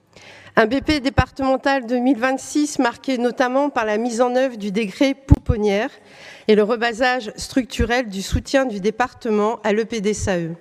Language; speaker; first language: French; native; French